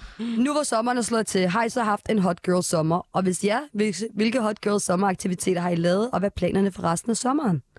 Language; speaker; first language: Danish; native; Danish